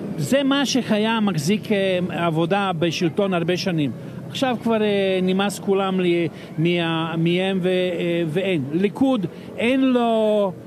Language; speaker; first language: Hebrew; non-native, fluent; Serbian